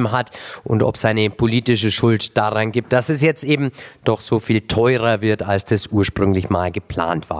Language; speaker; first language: German; native; German